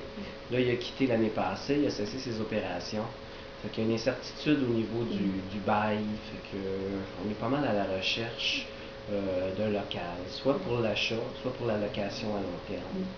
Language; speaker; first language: French; native; French